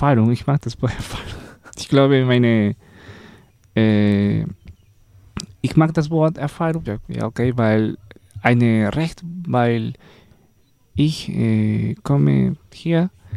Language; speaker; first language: German; non-native, learner; Spanish